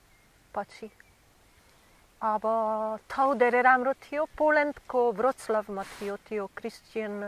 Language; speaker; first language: Nepali; non-native, learner; Slovak